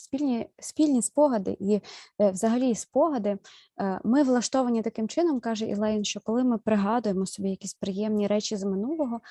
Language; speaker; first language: Ukrainian; native; Ukrainian